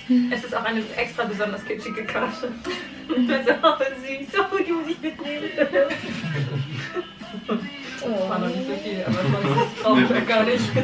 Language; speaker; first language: German; native; German